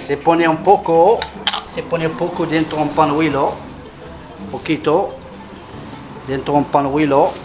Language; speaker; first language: Spanish; non-native, learner; Arabic